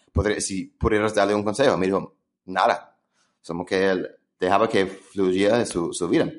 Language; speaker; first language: Spanish; non-native, fluent; English